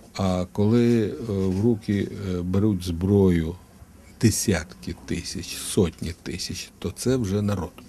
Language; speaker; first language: Ukrainian; non-native, local second language; Russian